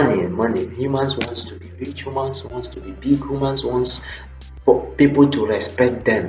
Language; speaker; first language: English; non-native, local second language; Igbo